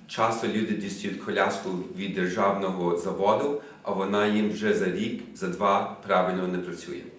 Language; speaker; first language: Ukrainian; non-native, fluent; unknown